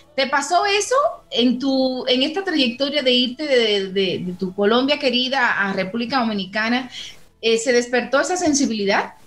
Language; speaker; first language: Spanish; native; Spanish